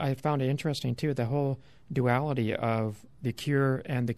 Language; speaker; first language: English; native; English